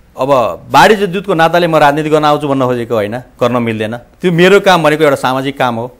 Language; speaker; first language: Nepali; native; Nepali